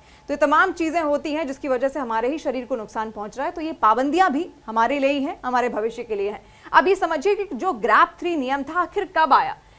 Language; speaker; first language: Hindi; native; Hindi